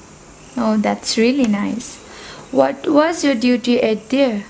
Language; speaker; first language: English; non-native, learner; Nepali